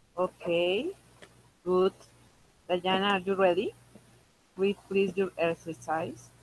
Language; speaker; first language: English; non-native, local second language; Spanish